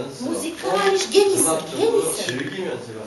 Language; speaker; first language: German; non-native, fluent; Korean